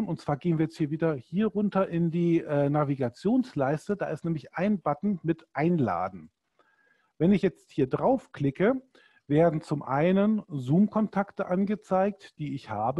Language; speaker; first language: German; native; German